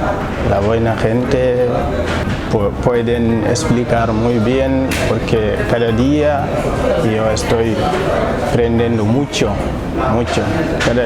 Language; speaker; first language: Spanish; non-native, learner; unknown